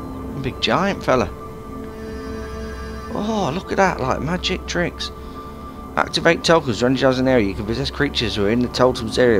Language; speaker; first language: English; native; English